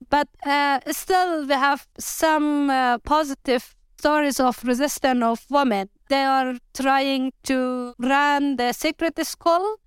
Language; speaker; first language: English; non-native, learner; Persian